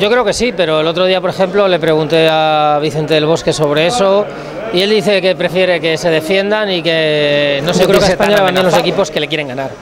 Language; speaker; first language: Spanish; native; Spanish